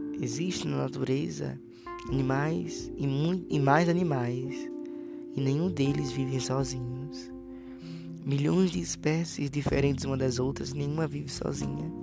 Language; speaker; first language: Portuguese; native; Portuguese